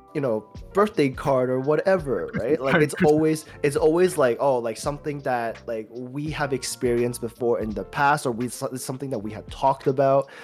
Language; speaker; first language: English; early bilingual, other home language; Chinese